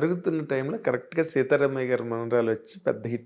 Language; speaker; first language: Telugu; native; Telugu